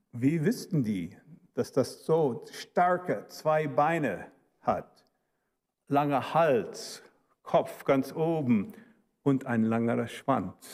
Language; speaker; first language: German; early bilingual, heritage; German